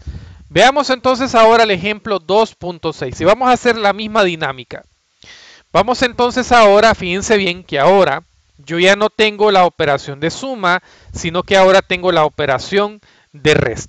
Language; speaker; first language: Spanish; native; Spanish